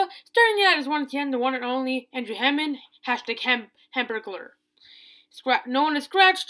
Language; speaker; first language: English; native; English